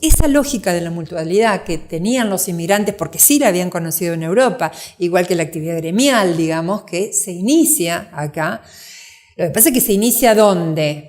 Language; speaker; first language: Spanish; native; Spanish